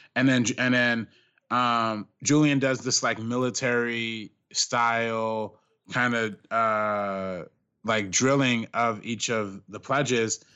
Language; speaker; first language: English; native; English